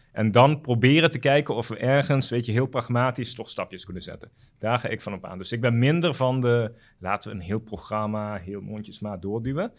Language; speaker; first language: Dutch; non-native, local second language; Papiamento